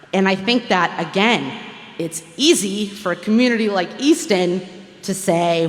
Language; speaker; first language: English; native; English